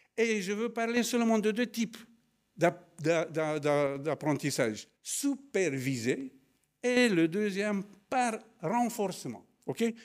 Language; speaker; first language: French; non-native, fluent; Romanian